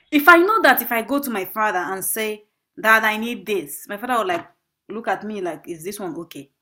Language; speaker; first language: English; non-native, local second language; Igbo